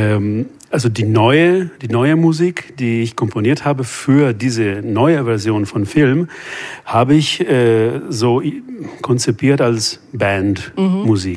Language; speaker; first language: German; non-native, fluent; Italian